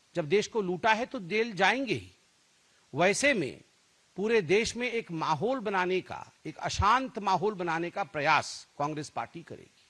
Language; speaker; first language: Hindi; non-native, local second language; Odia